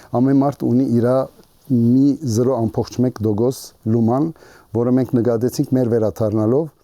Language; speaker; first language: Armenian; early bilingual, heritage; Armenian